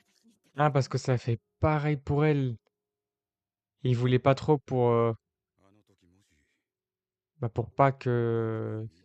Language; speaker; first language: French; native; French